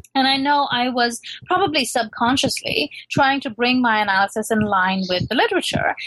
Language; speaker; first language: English; non-native, local second language; Urdu